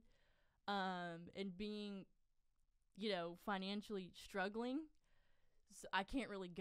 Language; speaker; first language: English; native; English